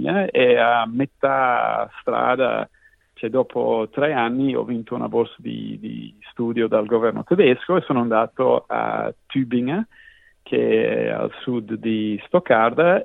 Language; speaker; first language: Italian; non-native, fluent; English